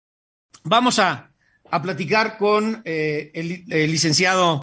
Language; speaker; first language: Spanish; native; Spanish